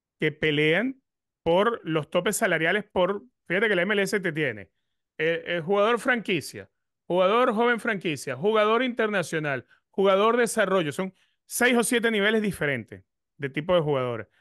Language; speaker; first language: Spanish; native; Spanish